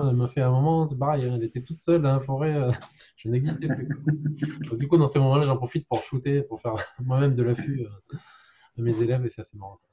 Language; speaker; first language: French; native; French